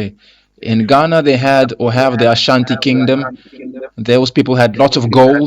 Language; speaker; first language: English; non-native, fluent; Lingala